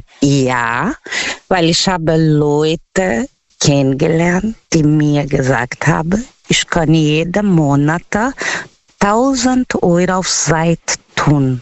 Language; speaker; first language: German; non-native, learner; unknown